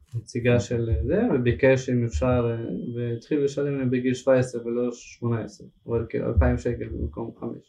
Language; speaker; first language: Hebrew; early bilingual, other home language; Russian